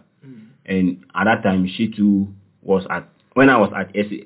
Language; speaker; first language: English; non-native, local second language; Akan